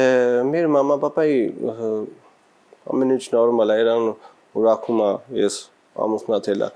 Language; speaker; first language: Armenian; non-native, learner; Punjabi